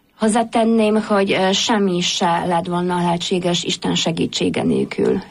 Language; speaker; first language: Hungarian; non-native, fluent; Polish